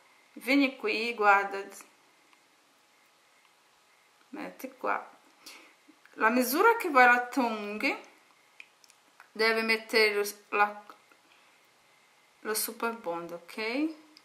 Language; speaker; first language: Italian; non-native, learner; Portuguese